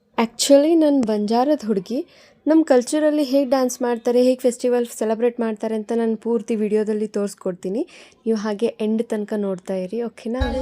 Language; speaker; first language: Kannada; non-native, local second language; Lambadi